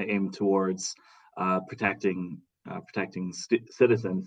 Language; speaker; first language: English; native; English